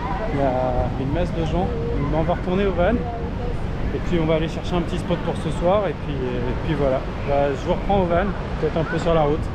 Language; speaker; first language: French; native; French